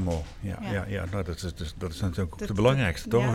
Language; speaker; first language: Dutch; native; Dutch